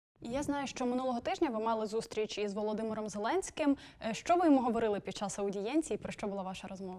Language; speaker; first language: Ukrainian; native; Ukrainian